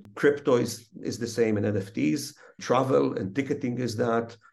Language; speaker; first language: English; early bilingual, other home language; Hebrew